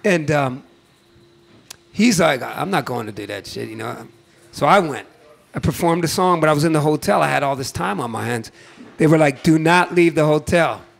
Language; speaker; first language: English; native; English